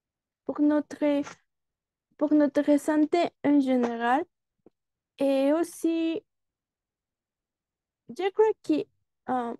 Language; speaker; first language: French; non-native, learner; Spanish